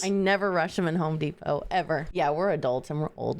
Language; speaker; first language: English; native; English